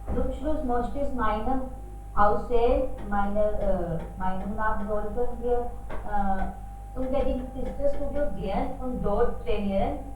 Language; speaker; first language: German; non-native, learner; Hindi